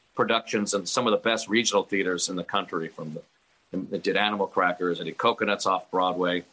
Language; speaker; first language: English; native; English